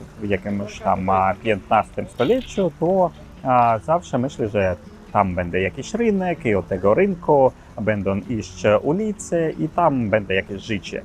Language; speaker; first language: Polish; non-native, learner; Ukrainian